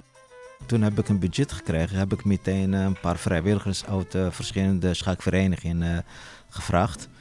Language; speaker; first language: Dutch; non-native, local second language; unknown